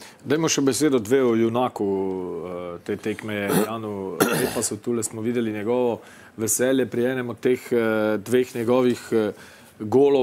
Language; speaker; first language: Slovenian; native; Slovenian